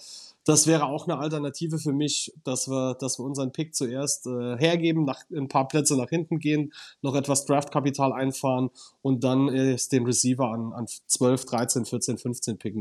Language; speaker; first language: German; native; German